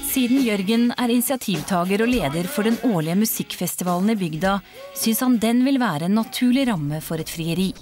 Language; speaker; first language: Norwegian; native; Norwegian